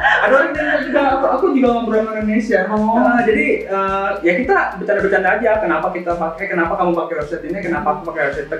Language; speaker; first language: Indonesian; native; Indonesian